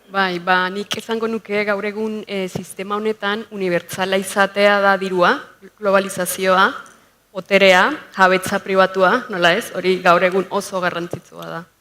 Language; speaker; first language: Basque; non-native, fluent; Spanish